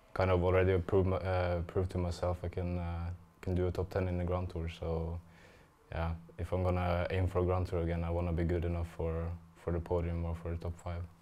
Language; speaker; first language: English; non-native, fluent; Norwegian